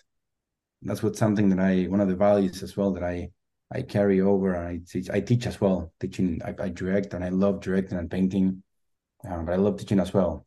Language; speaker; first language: English; non-native, fluent; Spanish